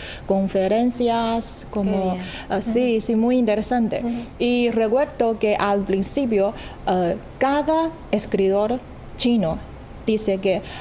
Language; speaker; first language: Spanish; non-native, fluent; Chinese